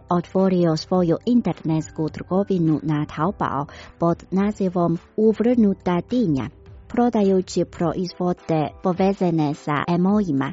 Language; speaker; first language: Croatian; non-native, fluent; Chinese